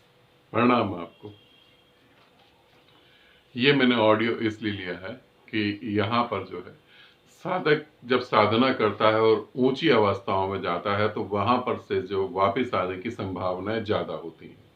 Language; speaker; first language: Hindi; native; Hindi